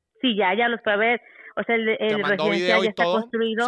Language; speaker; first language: Spanish; native; Spanish